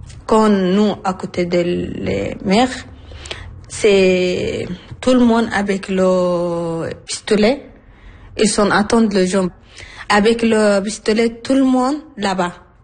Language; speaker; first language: French; non-native, learner; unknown